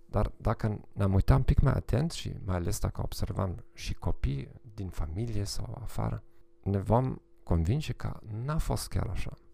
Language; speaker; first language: Romanian; non-native, fluent; German